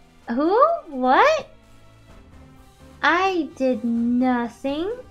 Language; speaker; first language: English; early bilingual, other home language; Spanish